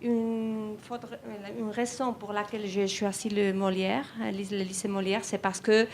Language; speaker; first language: French; non-native, fluent; Spanish